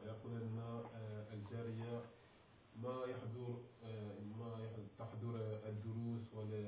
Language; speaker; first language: Arabic; non-native, learner; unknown